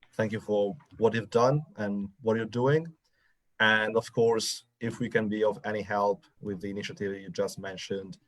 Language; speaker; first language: English; non-native, fluent; Italian